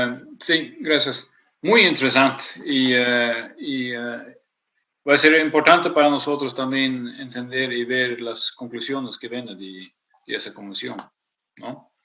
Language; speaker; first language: Spanish; non-native, fluent; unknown